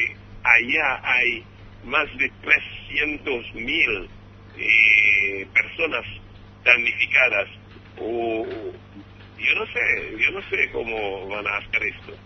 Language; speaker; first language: Spanish; non-native, fluent; Haitian Creole